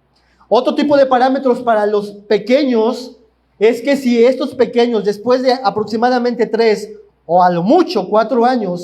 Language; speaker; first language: Spanish; native; Spanish